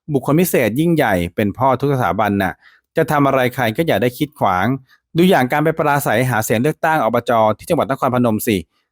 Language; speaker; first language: Thai; native; Thai